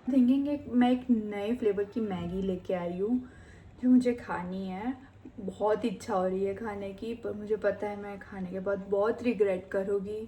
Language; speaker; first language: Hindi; non-native, local second language; Gujarati